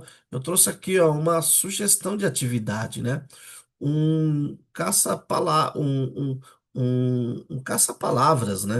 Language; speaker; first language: Portuguese; native; Portuguese